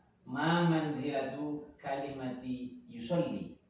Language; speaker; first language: Arabic; non-native, fluent; Indonesian